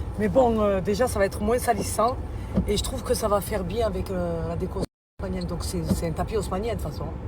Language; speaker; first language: French; native; French